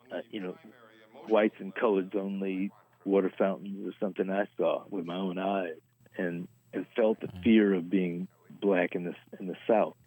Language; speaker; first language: English; native; English